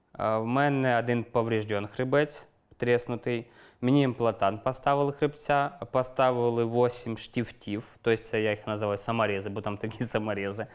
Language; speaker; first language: Ukrainian; non-native, local second language; Russian